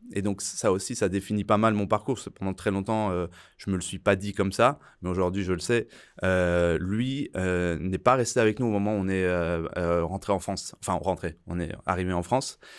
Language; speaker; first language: French; early bilingual, other home language; Persian